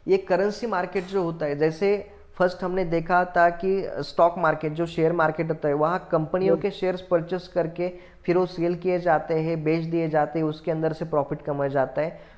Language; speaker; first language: Hindi; non-native, local second language; Marathi